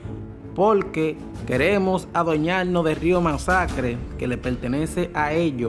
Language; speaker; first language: Spanish; native; Spanish